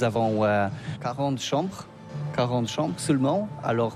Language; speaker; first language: French; non-native, learner; Polish